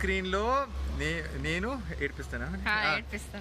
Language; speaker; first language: Telugu; non-native, learner; Arabic